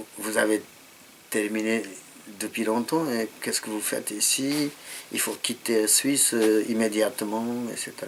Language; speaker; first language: French; non-native, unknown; Japanese